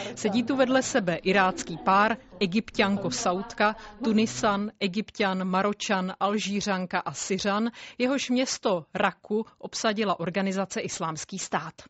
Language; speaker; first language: Czech; native; Czech